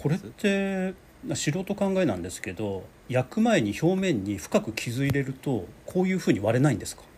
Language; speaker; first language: Japanese; native; Japanese